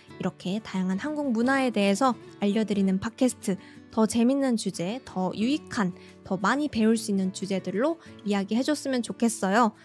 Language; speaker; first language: Korean; native; Korean